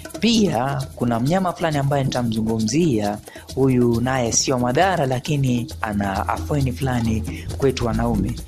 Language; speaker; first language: Swahili; non-native, local second language; Luyia